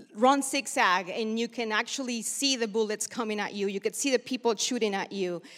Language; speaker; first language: English; early bilingual, other home language; Spanish